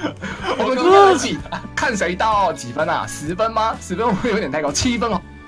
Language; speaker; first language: Chinese; native; Chinese